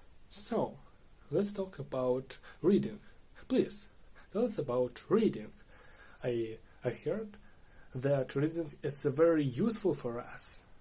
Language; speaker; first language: English; non-native, learner; Russian